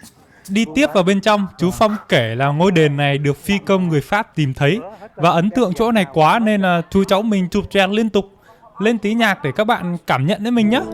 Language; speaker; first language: Vietnamese; native; Vietnamese